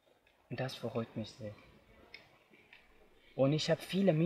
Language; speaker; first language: German; non-native, learner; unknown